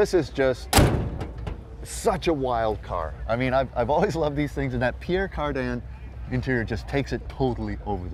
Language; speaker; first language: English; native; English